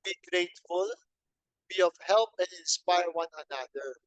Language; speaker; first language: English; non-native, local second language; Filipino